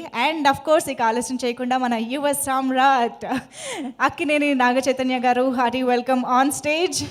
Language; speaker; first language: Telugu; native; Telugu